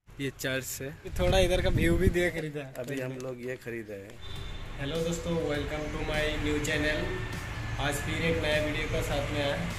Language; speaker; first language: Hindi; non-native, local second language; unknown